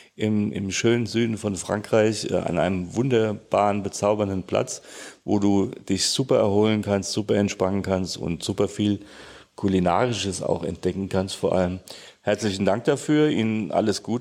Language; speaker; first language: German; native; German